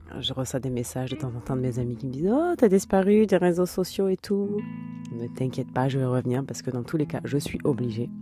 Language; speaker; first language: French; native; French